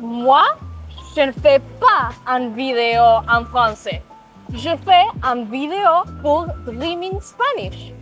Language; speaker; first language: French; non-native, fluent; Spanish